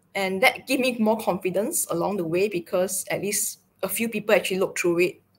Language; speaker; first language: English; non-native, local second language; Chinese